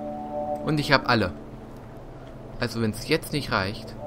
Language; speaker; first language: German; native; German